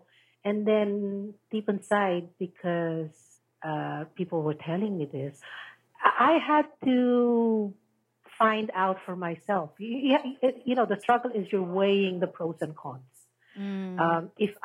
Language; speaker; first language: English; non-native, local second language; Filipino